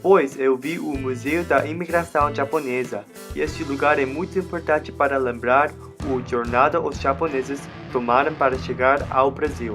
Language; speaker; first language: Portuguese; non-native, learner; English